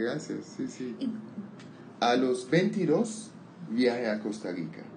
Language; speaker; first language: Spanish; non-native, learner; Armenian